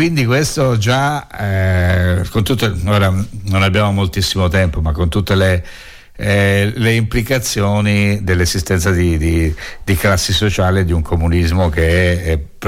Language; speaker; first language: Italian; native; Italian